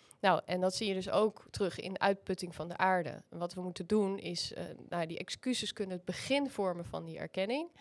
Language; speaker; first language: Dutch; native; Dutch